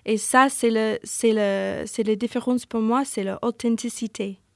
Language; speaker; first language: French; non-native, learner; English